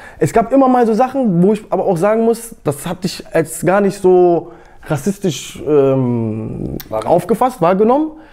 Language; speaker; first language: German; native; German